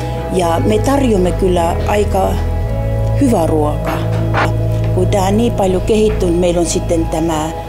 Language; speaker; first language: Finnish; non-native, fluent; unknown